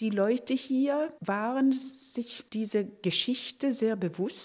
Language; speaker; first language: German; non-native, fluent; Norwegian